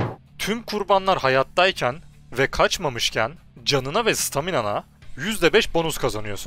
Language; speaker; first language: Turkish; native; Turkish